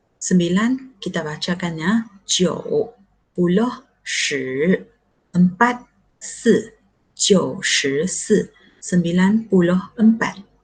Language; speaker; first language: Malay; non-native, local second language; Chinese